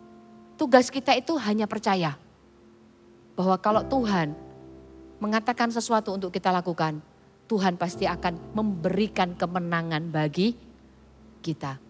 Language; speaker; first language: Indonesian; native; Indonesian